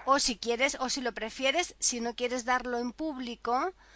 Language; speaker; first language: Spanish; native; Spanish